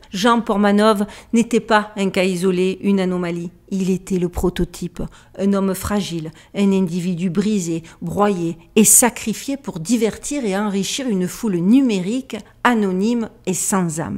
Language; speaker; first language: French; native; French